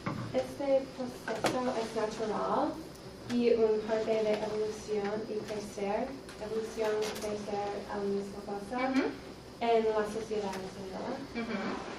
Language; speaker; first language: Spanish; non-native, learner; English